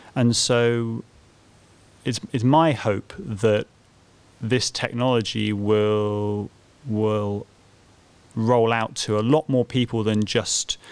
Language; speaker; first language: English; native; English